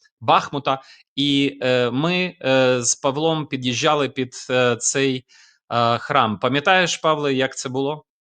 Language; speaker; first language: Ukrainian; native; Ukrainian